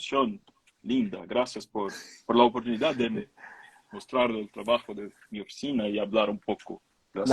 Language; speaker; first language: Spanish; non-native, fluent; Portuguese